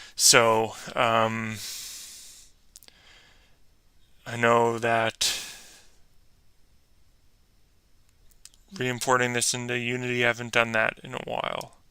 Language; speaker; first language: English; native; English